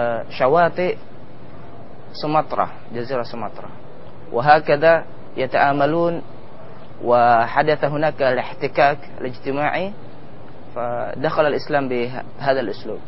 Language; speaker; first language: Arabic; non-native, fluent; Indonesian